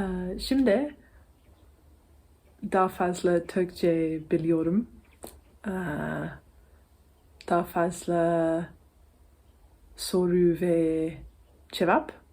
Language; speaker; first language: Turkish; non-native, learner; English